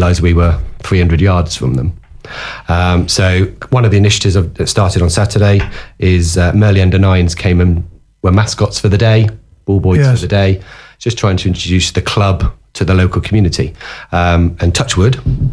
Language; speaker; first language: English; native; English